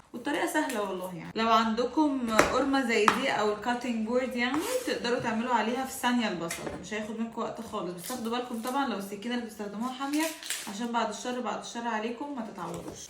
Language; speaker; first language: Arabic; native; Arabic